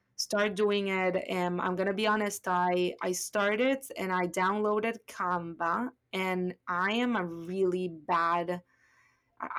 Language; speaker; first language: English; non-native, fluent; Spanish